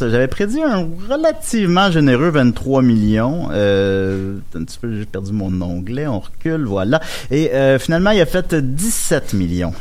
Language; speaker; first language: French; native; French